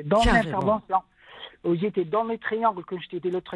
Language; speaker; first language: French; non-native, local second language; Arabic